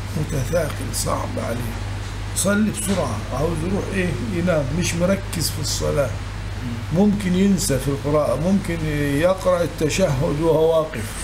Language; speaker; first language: Arabic; native; Arabic